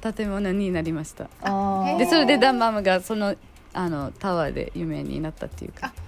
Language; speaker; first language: Japanese; non-native, fluent; Arabic